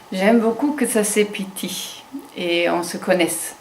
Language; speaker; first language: French; non-native, fluent; German